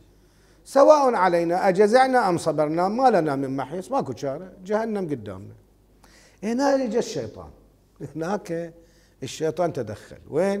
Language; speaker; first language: Arabic; native; Arabic